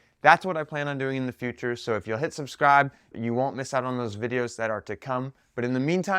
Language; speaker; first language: English; native; English